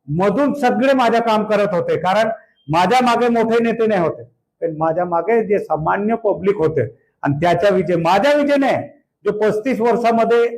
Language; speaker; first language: Marathi; non-native, local second language; Bhili